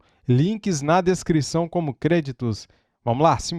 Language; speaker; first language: Portuguese; native; Portuguese